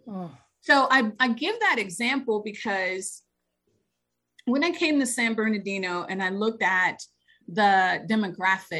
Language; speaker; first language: English; native; English